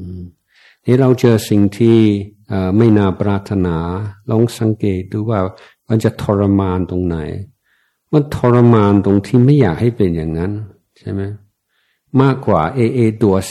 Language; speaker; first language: Thai; non-native, fluent; English